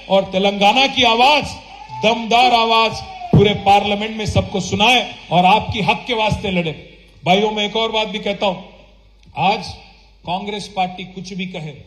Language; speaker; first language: Hindi; non-native, local second language; Telugu